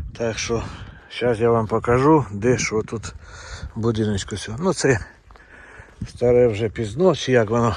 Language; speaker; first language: Ukrainian; non-native, local second language; Russian